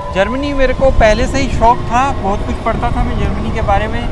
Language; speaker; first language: Hindi; native; Hindi